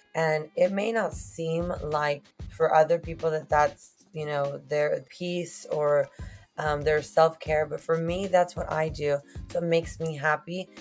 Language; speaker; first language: English; early bilingual, other home language; Spanish